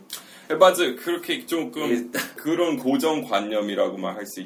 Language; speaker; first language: Korean; non-native, fluent; English